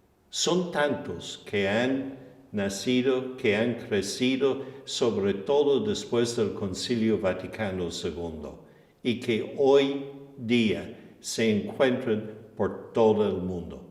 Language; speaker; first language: Spanish; non-native, fluent; English